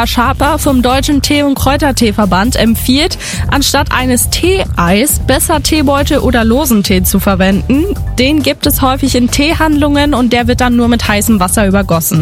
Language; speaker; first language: German; native; German